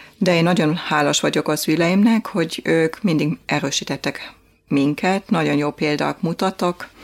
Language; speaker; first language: Hungarian; non-native, fluent; German